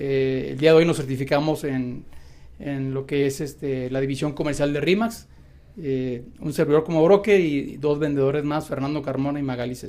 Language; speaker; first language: Spanish; native; Spanish